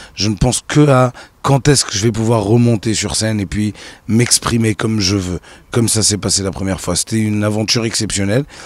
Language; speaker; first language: French; non-native, local second language; Arabic